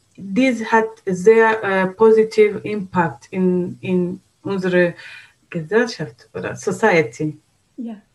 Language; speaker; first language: German; non-native, learner; Swahili